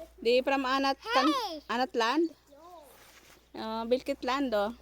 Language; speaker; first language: Swedish; non-native, learner; Filipino